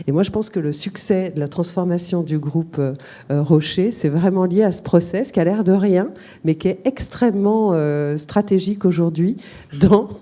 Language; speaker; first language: French; native; French